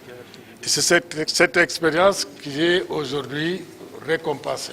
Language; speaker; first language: French; non-native, local second language; Wolof